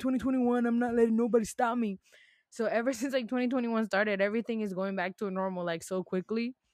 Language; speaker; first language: English; early bilingual, other home language; Spanish